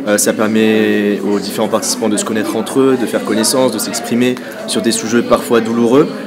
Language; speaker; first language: French; native; French